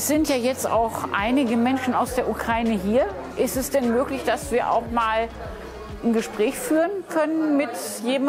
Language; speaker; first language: German; native; German